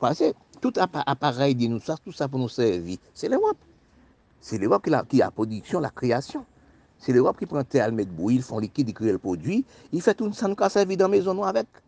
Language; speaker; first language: French; non-native, local second language; Haitian Creole